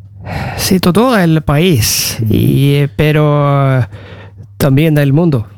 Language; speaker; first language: Spanish; non-native, learner; Norwegian